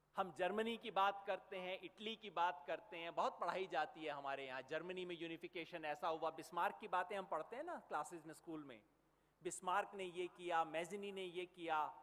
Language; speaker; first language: Hindi; native; Hindi